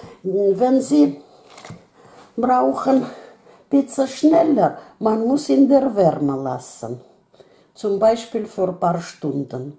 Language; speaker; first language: German; non-native, fluent; Russian